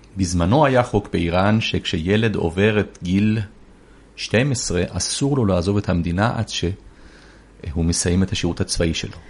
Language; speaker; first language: Hebrew; early bilingual, other home language; Persian